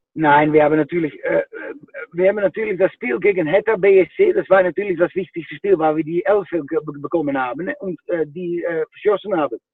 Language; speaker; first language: German; non-native, fluent; Dutch